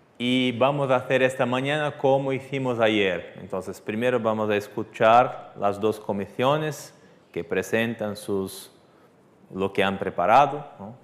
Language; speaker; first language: Spanish; non-native, fluent; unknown